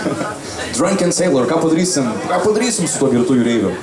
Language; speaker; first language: Lithuanian; native; Lithuanian